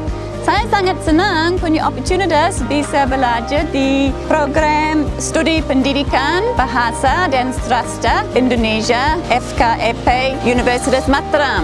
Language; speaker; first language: Indonesian; non-native, learner; English